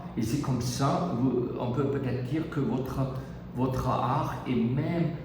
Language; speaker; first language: French; non-native, learner; German